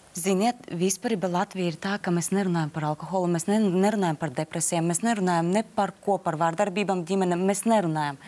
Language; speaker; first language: Latvian; non-native, local second language; Russian